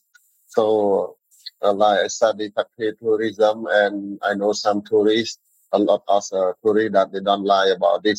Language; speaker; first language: English; non-native, learner; Khmer